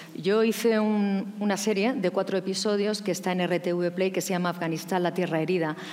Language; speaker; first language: Spanish; native; Spanish